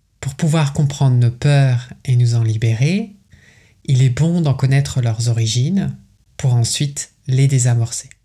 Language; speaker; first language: French; native; French